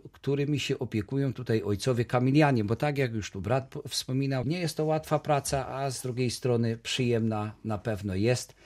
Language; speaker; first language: Polish; native; Polish